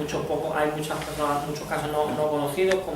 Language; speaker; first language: Spanish; native; Spanish